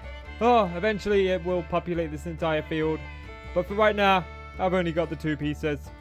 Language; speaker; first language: English; native; English